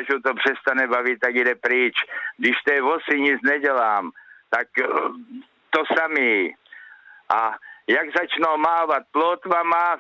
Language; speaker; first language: Czech; native; Czech